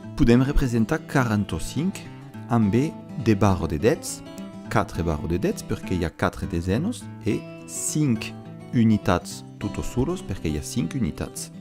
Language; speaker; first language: Occitan; non-native, local second language; French